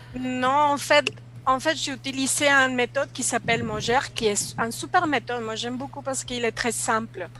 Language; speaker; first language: French; non-native, fluent; Spanish